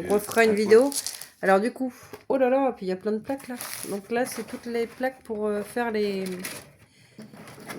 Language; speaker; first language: French; native; French